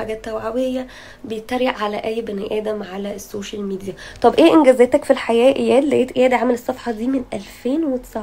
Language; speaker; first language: Arabic; native; Arabic